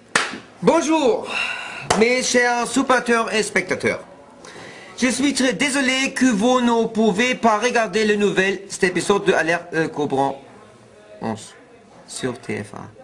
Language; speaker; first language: French; non-native, learner; German